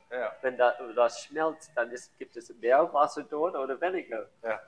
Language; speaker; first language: German; non-native, learner; English